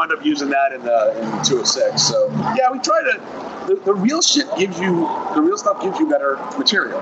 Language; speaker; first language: English; native; English